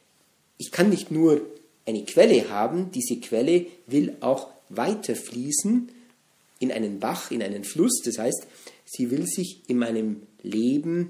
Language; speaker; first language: German; native; German